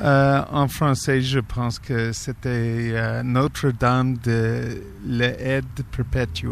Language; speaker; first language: French; non-native, learner; English